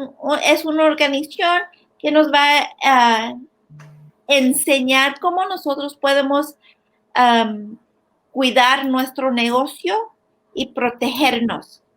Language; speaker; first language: Spanish; early bilingual, heritage; Spanish